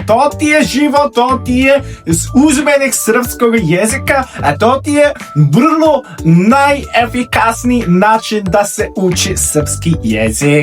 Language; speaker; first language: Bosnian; non-native, fluent; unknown